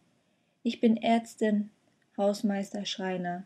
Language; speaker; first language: German; non-native, fluent; Vietnamese